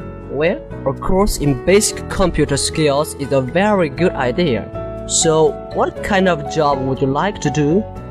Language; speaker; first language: English; non-native, fluent; Chinese